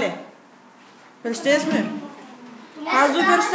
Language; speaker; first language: German; non-native, learner; Bulgarian